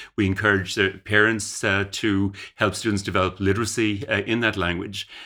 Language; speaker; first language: English; native; English